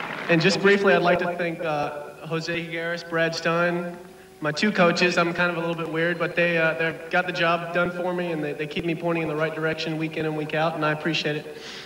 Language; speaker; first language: English; native; English